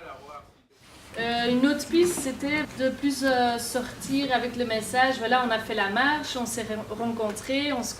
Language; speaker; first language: French; native; French